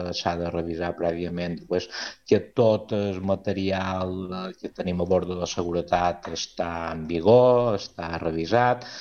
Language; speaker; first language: Catalan; native; Catalan